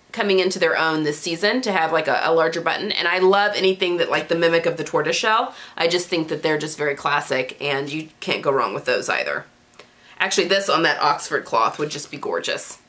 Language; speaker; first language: English; native; English